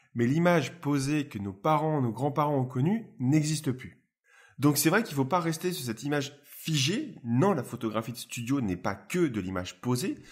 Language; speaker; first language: French; native; French